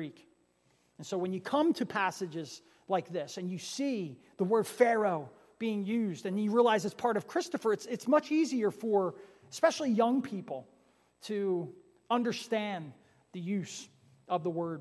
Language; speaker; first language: English; native; English